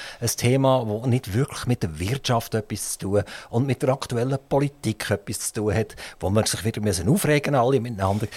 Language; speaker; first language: German; native; German